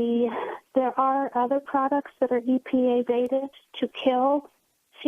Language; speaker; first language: English; native; English